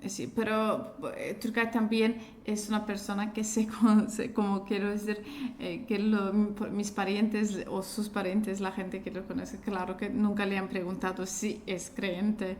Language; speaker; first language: Spanish; non-native, fluent; Azerbaijani